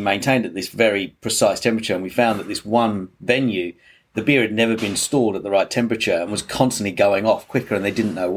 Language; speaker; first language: English; native; English